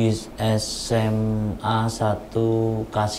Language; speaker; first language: Indonesian; native; Indonesian